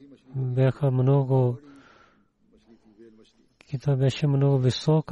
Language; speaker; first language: Bulgarian; non-native, learner; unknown